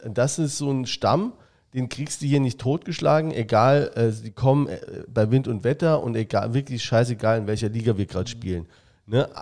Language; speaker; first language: German; native; German